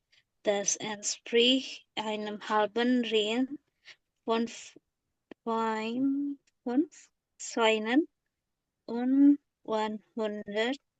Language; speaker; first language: German; non-native, learner; Indonesian